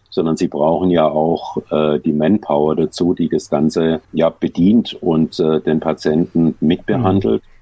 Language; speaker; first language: German; native; German